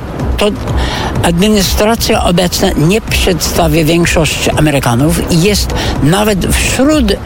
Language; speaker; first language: Polish; non-native, fluent; English